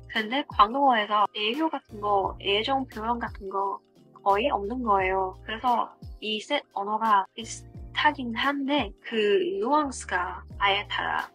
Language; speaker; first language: Korean; non-native, learner; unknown